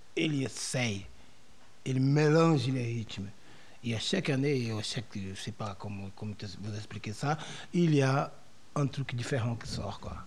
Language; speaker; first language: French; non-native, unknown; Portuguese